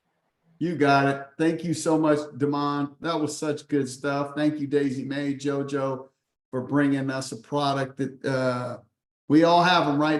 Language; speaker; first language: English; native; English